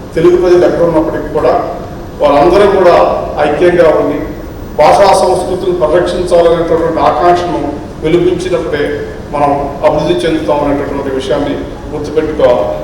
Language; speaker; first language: Telugu; native; Telugu